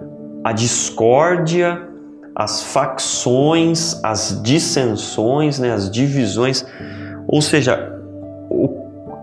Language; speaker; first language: Portuguese; native; Portuguese